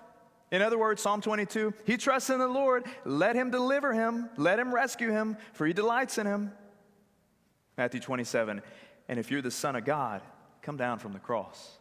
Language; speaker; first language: English; native; English